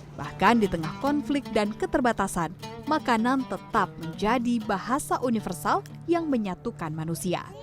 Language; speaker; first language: Indonesian; native; Indonesian